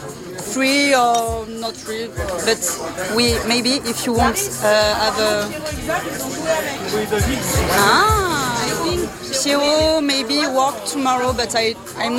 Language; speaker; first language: English; non-native, learner; French